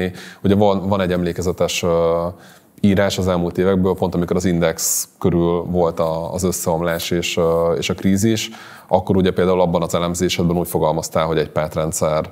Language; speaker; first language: Hungarian; native; Hungarian